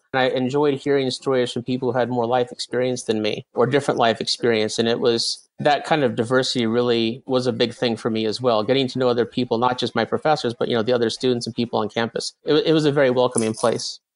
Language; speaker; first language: English; native; English